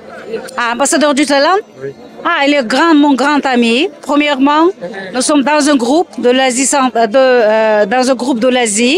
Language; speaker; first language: French; non-native, fluent; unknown